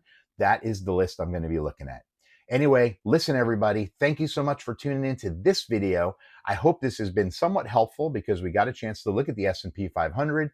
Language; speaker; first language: English; native; English